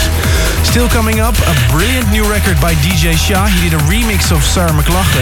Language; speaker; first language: English; non-native, fluent; Dutch